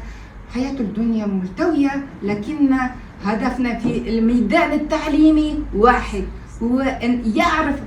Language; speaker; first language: Arabic; non-native, fluent; Kazakh